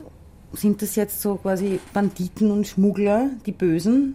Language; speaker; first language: German; native; German